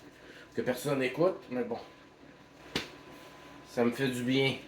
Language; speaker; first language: French; native; French